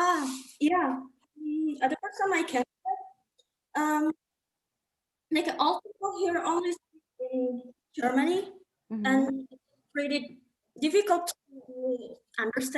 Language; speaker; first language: English; non-native, learner; Indonesian